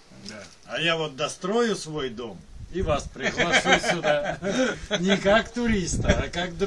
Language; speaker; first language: Russian; native; Russian